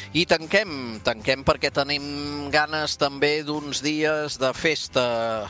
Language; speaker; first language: Catalan; native; Catalan